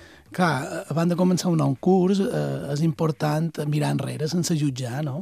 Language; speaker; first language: Catalan; native; Catalan